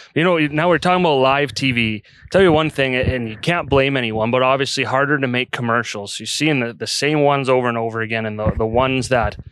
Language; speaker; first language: English; native; English